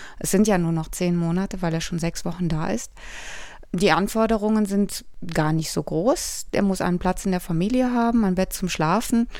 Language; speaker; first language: German; native; German